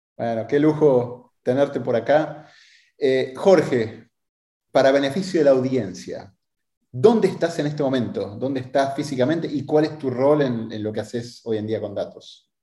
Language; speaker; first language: Spanish; native; Spanish